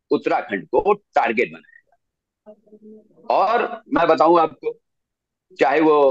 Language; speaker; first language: Hindi; native; Hindi